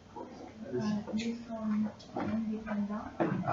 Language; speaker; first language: French; non-native, learner; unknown